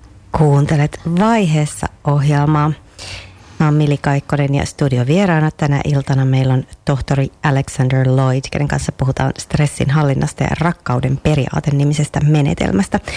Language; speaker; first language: Finnish; native; Finnish